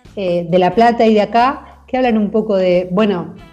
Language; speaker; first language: Spanish; native; Spanish